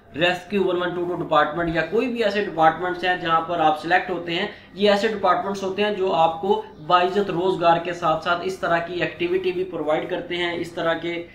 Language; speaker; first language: Urdu; non-native, local second language; Punjabi